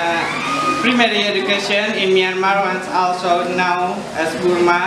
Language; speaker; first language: English; non-native, learner; Indonesian